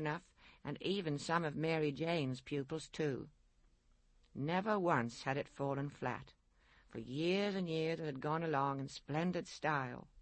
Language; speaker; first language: English; native; English